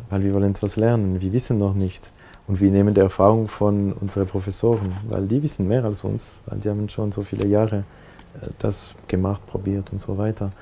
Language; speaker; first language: German; non-native, local second language; French